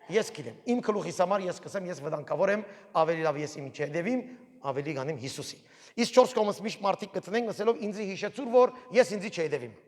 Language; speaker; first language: Armenian; early bilingual, heritage; Armenian